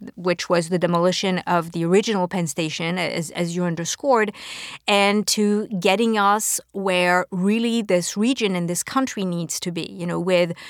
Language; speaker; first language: English; non-native, fluent; French